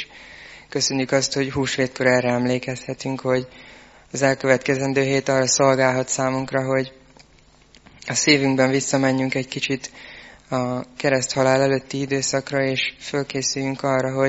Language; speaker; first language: Hungarian; native; Hungarian